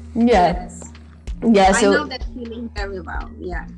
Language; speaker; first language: English; non-native, fluent; Portuguese